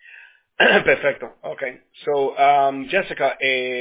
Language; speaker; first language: Spanish; early bilingual, heritage; Spanish